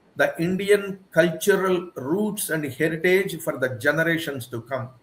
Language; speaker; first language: English; non-native, local second language; Telugu